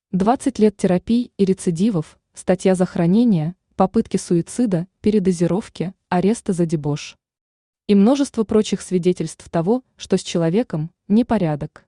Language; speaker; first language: Russian; native; Russian